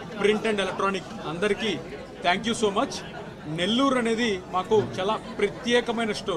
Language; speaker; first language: Telugu; native; Telugu